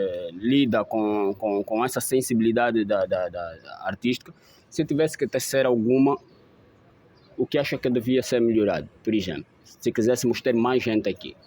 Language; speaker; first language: Portuguese; native; Portuguese